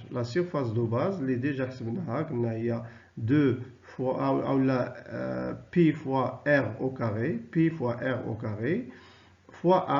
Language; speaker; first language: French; non-native, local second language; Arabic